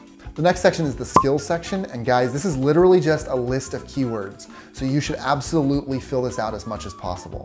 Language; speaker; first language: English; native; English